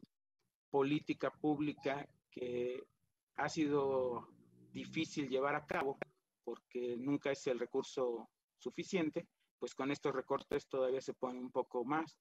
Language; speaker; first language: Spanish; native; Spanish